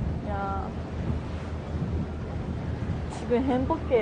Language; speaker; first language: Korean; non-native, learner; Japanese